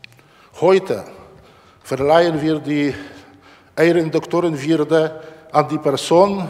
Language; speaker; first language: German; non-native, learner; Polish